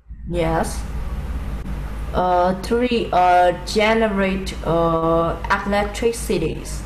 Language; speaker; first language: English; non-native, learner; Vietnamese